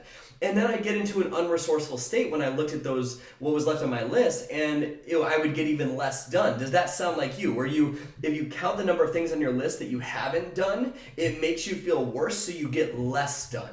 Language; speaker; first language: English; native; English